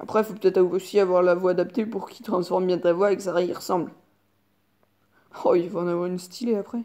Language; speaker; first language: French; native; French